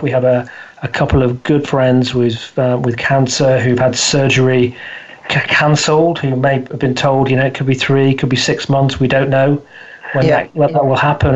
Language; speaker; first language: English; native; English